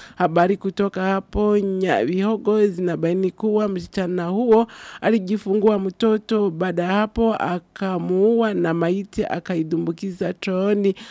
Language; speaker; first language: Swahili; non-native, local second language; Rundi